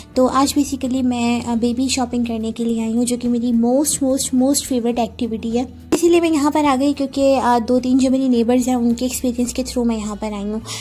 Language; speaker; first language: Urdu; native; Urdu